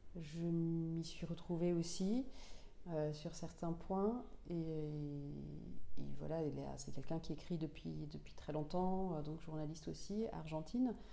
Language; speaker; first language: French; non-native, local second language; Finnish